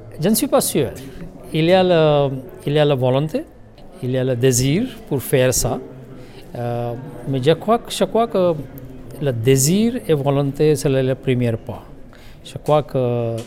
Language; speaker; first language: French; non-native, learner; Hindi